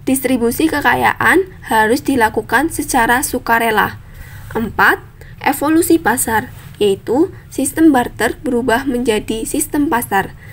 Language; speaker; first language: Indonesian; native; Indonesian